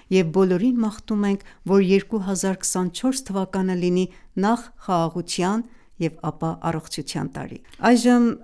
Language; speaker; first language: Armenian; early bilingual, heritage; Armenian